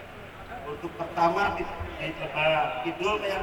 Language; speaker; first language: Indonesian; non-native, local second language; Javanese